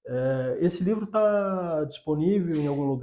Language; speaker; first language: Portuguese; native; Portuguese